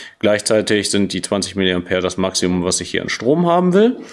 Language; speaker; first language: German; native; German